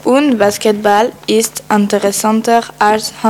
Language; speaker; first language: German; non-native, learner; French